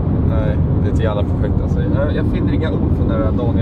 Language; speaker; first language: Swedish; native; Swedish